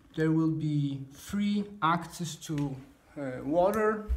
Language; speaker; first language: English; non-native, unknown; Polish